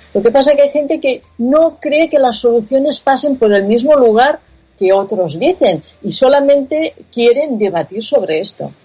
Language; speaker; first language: Spanish; non-native, local second language; Catalan